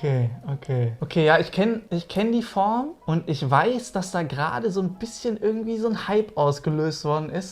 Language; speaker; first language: German; native; German